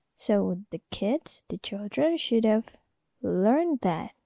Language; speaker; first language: English; non-native, fluent; Indonesian